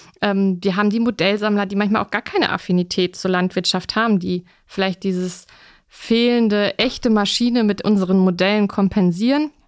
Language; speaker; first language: German; native; German